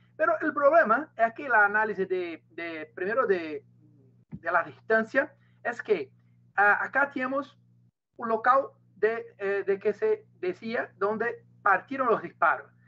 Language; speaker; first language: Spanish; non-native, learner; Portuguese